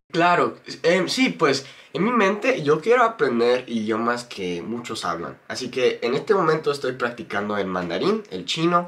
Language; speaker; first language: Spanish; non-native, fluent; English